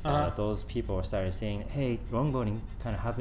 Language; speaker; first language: English; non-native, learner; Japanese